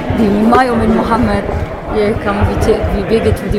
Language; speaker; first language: Danish; non-native, learner; Arabic